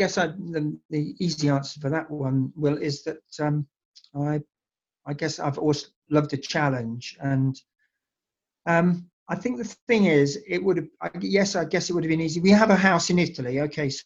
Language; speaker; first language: English; native; English